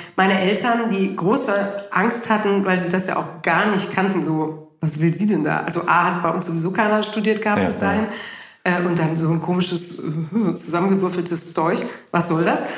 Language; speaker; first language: German; native; German